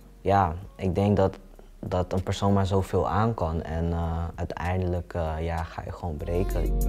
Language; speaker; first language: Dutch; early bilingual, other home language; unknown